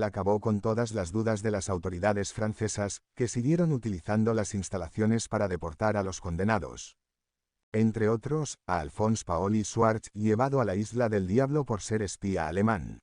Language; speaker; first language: Spanish; native; Spanish